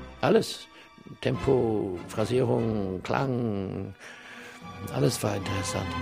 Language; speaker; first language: German; non-native, learner; English